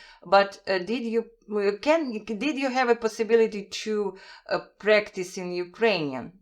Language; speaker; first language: English; non-native, fluent; Russian